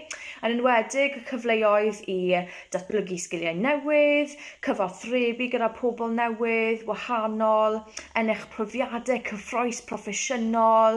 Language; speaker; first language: Welsh; non-native, local second language; English